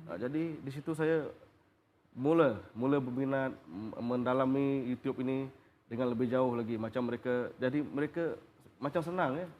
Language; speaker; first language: Malay; non-native, local second language; Iban